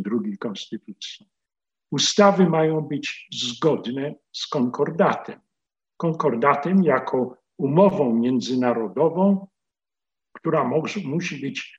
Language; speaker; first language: Polish; native; Polish